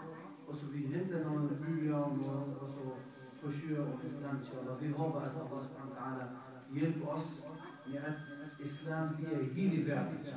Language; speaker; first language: Danish; non-native, fluent; Arabic